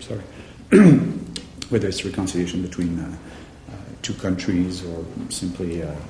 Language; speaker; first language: English; non-native, fluent; French